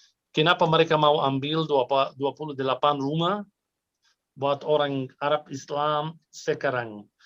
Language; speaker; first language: Indonesian; non-native, fluent; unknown